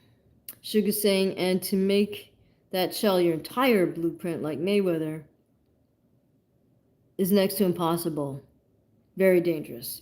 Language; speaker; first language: English; native; English